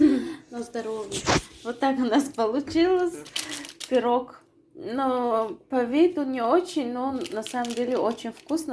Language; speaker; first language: Russian; non-native, local second language; Tajik